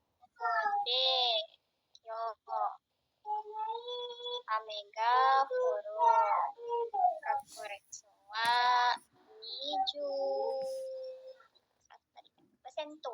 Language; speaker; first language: Japanese; non-native, learner; Indonesian